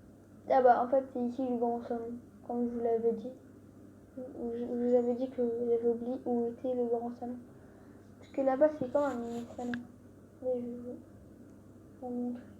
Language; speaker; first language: French; native; French